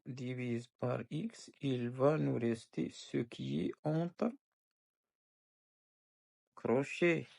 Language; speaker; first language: French; non-native, local second language; Arabic